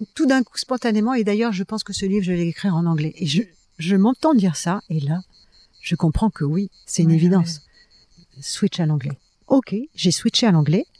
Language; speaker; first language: French; native; French